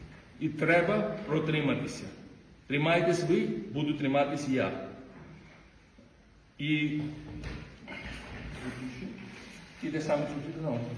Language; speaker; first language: Ukrainian; non-native, fluent; Georgian